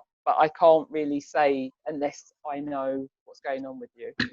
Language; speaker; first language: English; native; English